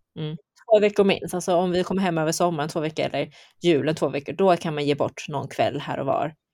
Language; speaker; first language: Swedish; early bilingual, other home language; Chinese